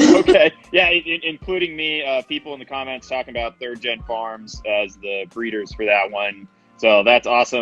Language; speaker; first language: English; native; English